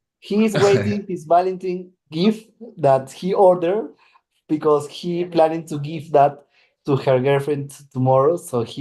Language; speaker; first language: English; non-native, learner; Spanish